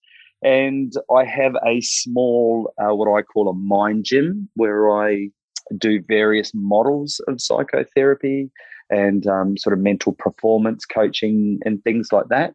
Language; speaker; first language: English; native; English